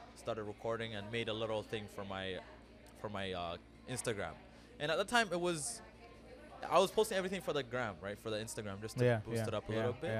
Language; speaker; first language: English; early bilingual, other home language; Amharic